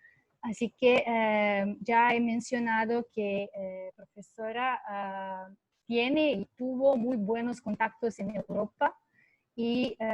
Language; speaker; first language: Spanish; non-native, fluent; Serbian